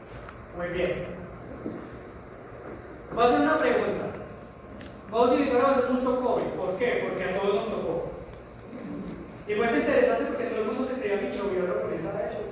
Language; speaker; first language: Spanish; native; Spanish